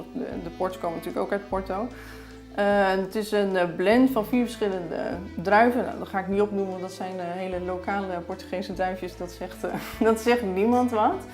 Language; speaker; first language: Dutch; native; Dutch